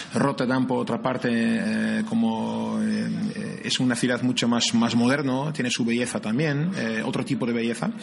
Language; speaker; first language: Spanish; non-native, fluent; Dutch